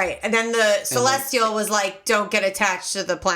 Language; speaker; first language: English; native; English